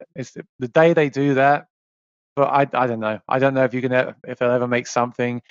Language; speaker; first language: English; native; English